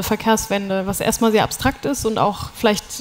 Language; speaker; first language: German; native; German